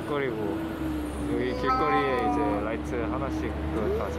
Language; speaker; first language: Korean; early bilingual, heritage; English